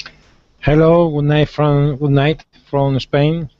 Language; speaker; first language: English; non-native, learner; Spanish